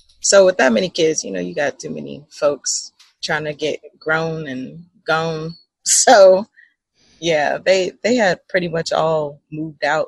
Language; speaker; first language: English; native; English